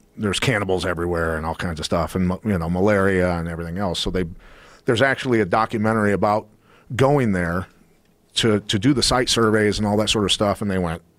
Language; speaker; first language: English; native; English